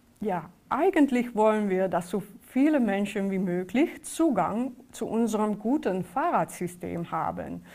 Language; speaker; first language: German; non-native, fluent; Dutch